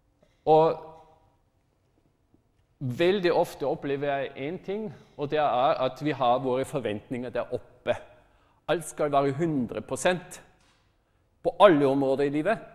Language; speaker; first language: Norwegian; non-native, fluent; German